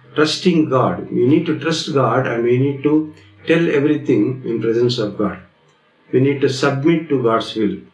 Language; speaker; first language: English; non-native, local second language; Tamil